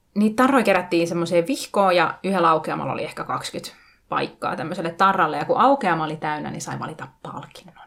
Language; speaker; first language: Finnish; non-native, local second language; Tatar